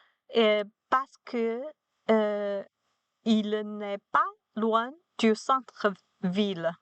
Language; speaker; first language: French; non-native, learner; Chinese